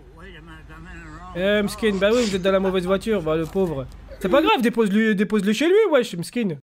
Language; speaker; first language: French; native; French